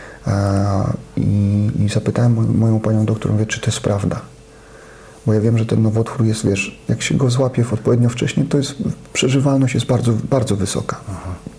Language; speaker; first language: Polish; native; Polish